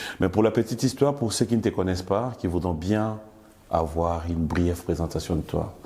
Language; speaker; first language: French; non-native, local second language; Lingala